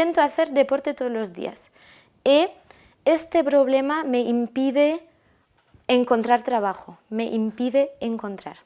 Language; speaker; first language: Spanish; non-native, fluent; French